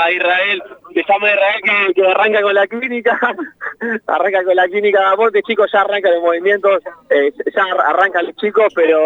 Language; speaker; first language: Spanish; native; Spanish